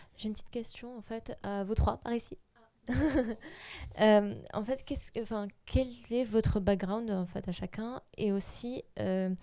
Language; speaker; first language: French; non-native, local second language; Arabic